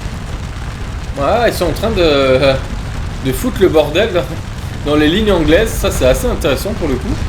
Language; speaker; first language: French; native; French